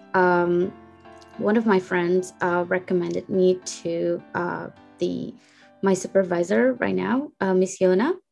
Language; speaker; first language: English; non-native, fluent; Indonesian